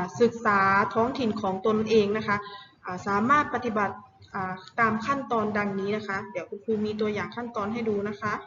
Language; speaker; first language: Thai; native; Thai